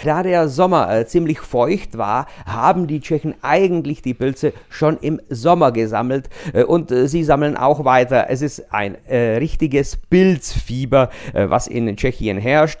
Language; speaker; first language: German; non-native, fluent; Czech